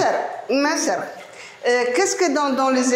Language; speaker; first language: French; non-native, fluent; Polish